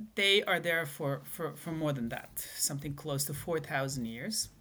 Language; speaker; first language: English; non-native, fluent; Persian